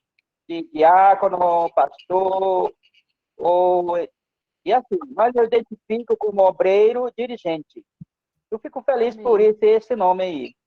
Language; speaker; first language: Portuguese; non-native, local second language; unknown